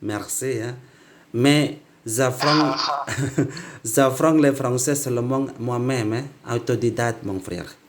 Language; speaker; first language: French; non-native, learner; Indonesian